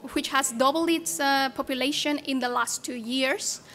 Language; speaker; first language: English; non-native, fluent; Spanish